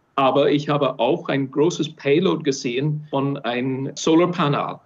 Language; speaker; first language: German; non-native, fluent; English